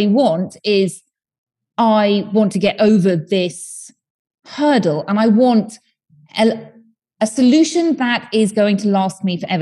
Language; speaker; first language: English; native; English